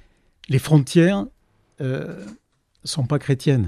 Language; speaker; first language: French; native; French